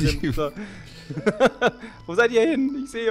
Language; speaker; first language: German; native; German